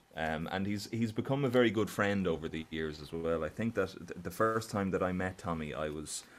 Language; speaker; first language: English; native; English